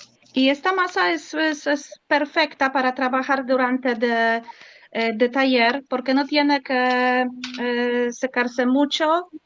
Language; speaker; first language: Spanish; non-native, learner; Polish